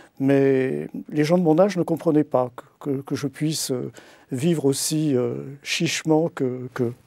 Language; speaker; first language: French; native; French